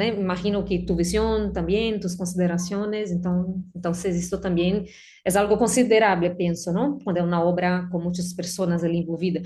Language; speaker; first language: Spanish; non-native, learner; Portuguese